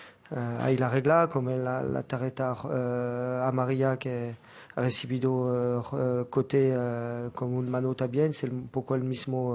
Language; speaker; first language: Spanish; non-native, fluent; French